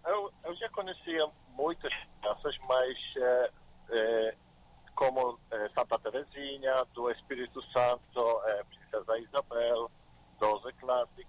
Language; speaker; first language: Portuguese; non-native, learner; Polish